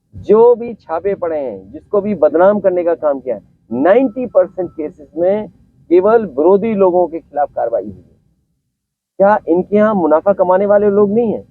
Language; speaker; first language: Hindi; native; Hindi